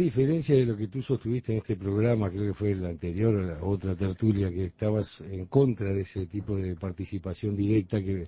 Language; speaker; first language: Spanish; native; Spanish